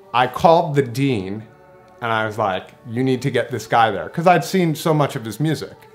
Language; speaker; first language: English; native; English